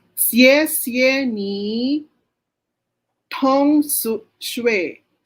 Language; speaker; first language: Chinese; non-native, learner; Filipino